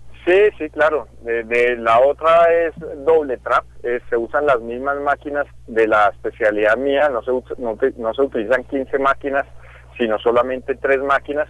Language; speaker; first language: Spanish; native; Spanish